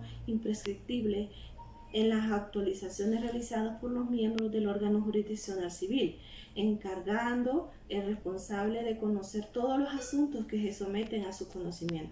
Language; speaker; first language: Spanish; native; Spanish